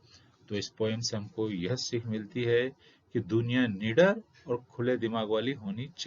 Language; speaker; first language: Hindi; native; Hindi